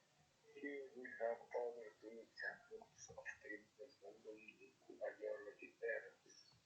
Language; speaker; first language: English; non-native, learner; Spanish